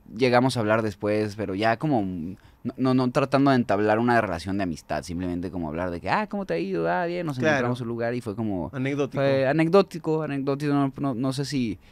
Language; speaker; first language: Spanish; native; Spanish